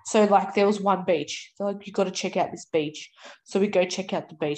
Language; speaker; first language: English; native; English